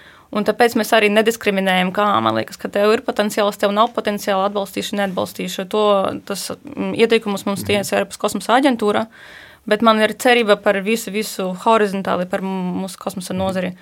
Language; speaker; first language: Latvian; non-native, fluent; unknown